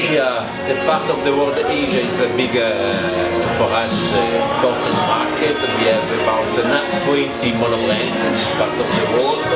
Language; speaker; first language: English; non-native, learner; Italian